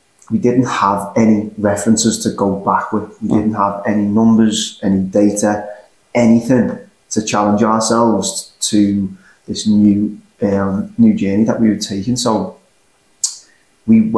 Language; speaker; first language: English; native; English